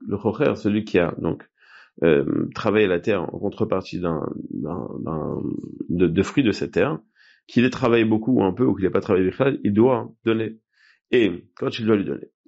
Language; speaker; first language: French; native; French